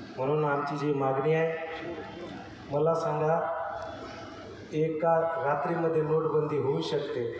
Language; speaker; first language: Marathi; non-native, local second language; Lambadi